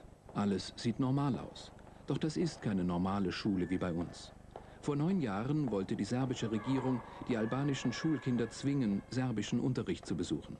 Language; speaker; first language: German; native; German